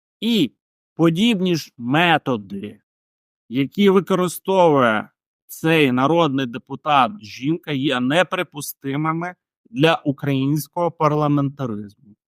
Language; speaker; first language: Ukrainian; native; Ukrainian